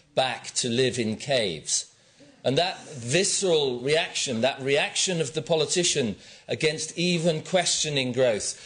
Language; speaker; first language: English; native; English